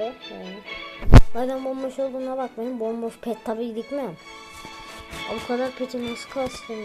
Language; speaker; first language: Turkish; native; Turkish